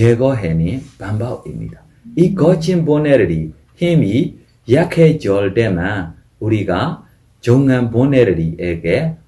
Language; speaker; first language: Korean; non-native, fluent; Burmese